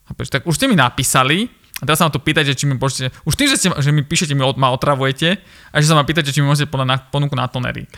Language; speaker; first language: Slovak; early bilingual, other home language; Armenian